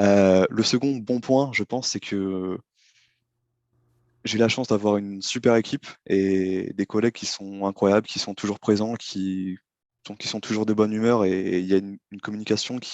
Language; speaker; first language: French; native; French